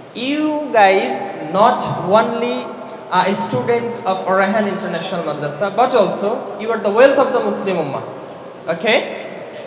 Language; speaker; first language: English; non-native, local second language; Bangla